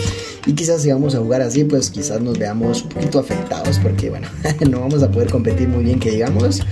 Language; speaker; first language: Spanish; native; Spanish